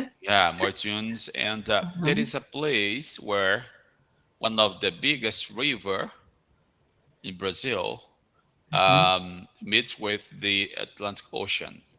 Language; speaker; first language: English; non-native, fluent; Portuguese